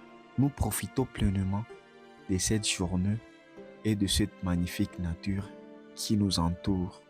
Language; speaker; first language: French; non-native, local second language; Swahili